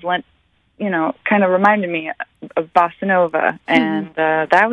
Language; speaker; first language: English; native; English